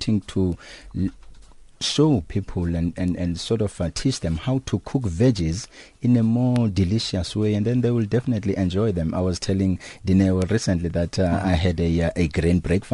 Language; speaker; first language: English; non-native, local second language; Xhosa